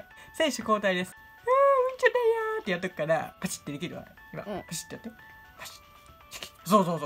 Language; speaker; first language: Japanese; native; Japanese